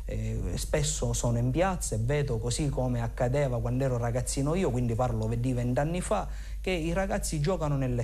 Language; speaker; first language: Italian; native; Italian